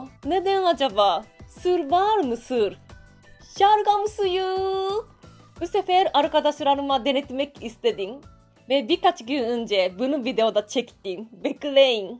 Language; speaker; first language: Turkish; non-native, learner; Japanese